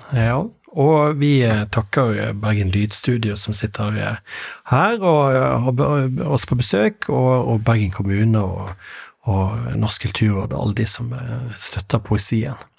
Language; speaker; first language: Norwegian; native; Norwegian